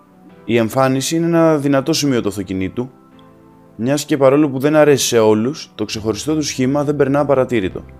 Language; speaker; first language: Greek; native; Greek